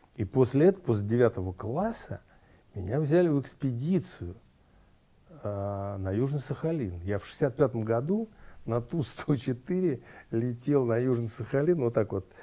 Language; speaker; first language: Russian; native; Russian